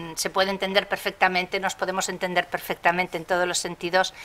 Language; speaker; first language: Spanish; non-native, local second language; Catalan